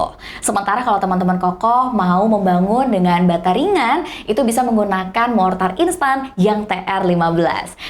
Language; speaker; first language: Indonesian; native; Indonesian